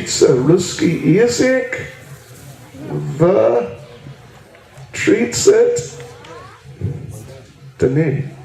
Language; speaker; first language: Russian; non-native, learner; English